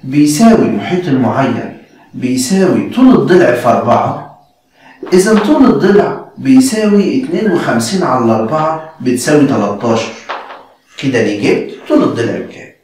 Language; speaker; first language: Arabic; native; Arabic